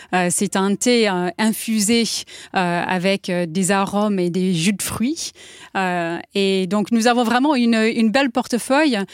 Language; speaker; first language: French; non-native, fluent; English